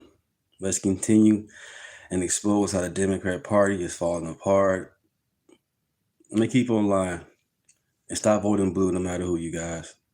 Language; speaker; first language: English; native; English